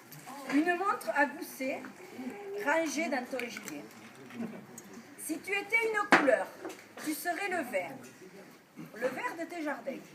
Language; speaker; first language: French; native; French